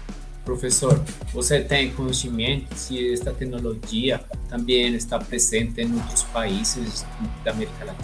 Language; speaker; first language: Portuguese; non-native, fluent; Spanish